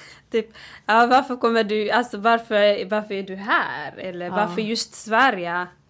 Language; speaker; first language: Swedish; non-native, fluent; Tigrinya